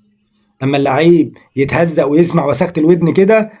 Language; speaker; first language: Arabic; native; Arabic